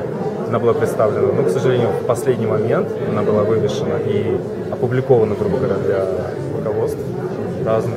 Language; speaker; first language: Russian; native; Russian